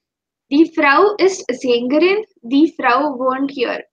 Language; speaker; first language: German; non-native, fluent; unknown